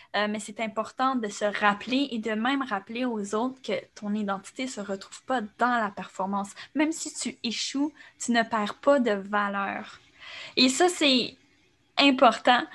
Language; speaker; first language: French; native; French